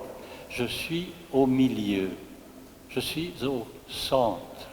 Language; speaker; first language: French; non-native, fluent; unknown